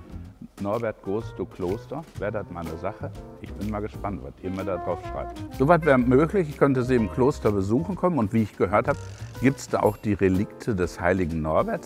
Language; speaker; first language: German; native; German